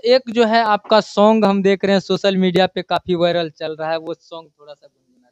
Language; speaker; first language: Hindi; native; Hindi